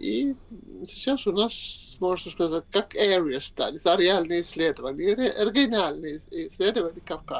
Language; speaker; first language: Russian; non-native, fluent; Swedish